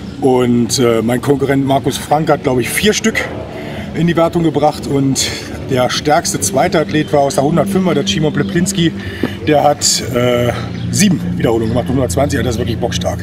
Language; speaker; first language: German; native; German